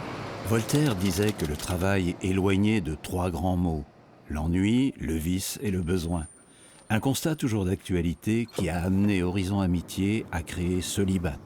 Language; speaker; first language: French; native; French